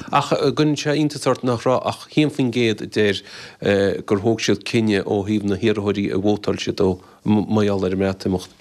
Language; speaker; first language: Irish; native; Irish